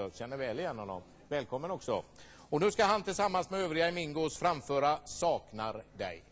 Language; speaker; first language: Swedish; native; Swedish